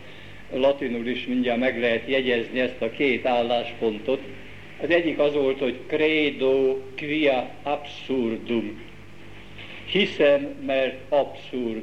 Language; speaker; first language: Hungarian; native; Hungarian